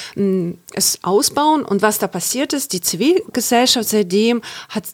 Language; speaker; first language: German; non-native, fluent; Ukrainian